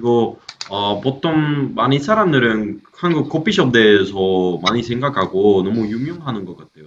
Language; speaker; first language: Korean; non-native, learner; Spanish